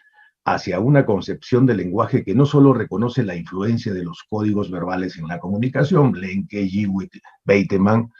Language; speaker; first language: Spanish; native; Spanish